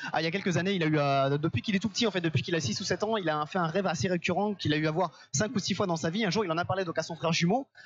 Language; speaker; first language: French; native; French